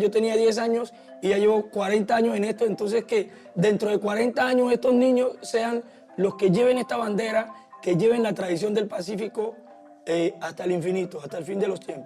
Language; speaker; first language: Spanish; native; Spanish